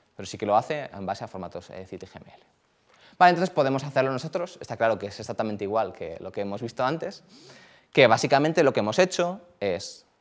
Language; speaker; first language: Spanish; native; Spanish